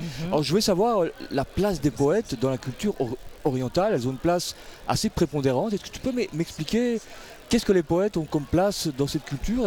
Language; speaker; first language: French; native; French